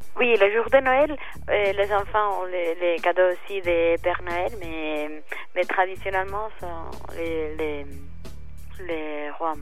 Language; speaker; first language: French; non-native, fluent; Spanish